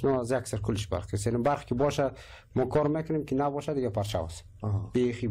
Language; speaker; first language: Persian; native; Persian